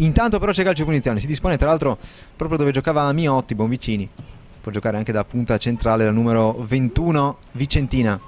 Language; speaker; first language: Italian; native; Italian